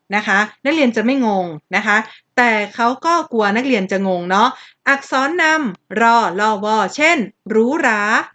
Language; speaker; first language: Thai; native; Thai